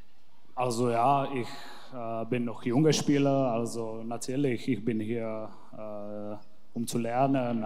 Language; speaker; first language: German; non-native, learner; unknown